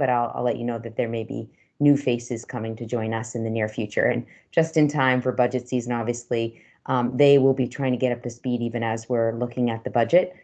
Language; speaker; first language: English; native; English